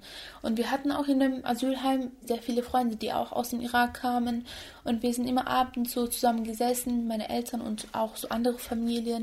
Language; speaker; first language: German; early bilingual, other home language; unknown